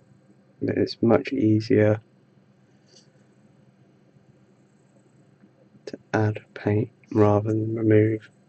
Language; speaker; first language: English; native; English